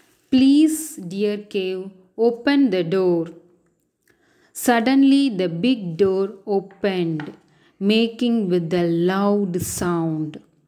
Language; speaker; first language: English; non-native, local second language; Tamil